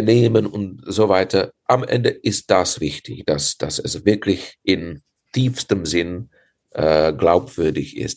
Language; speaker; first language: German; non-native, fluent; Czech